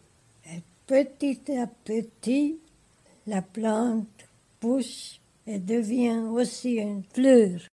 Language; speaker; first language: French; non-native, fluent; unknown